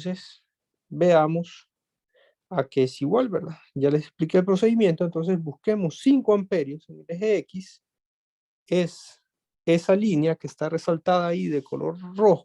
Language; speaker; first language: Spanish; native; Spanish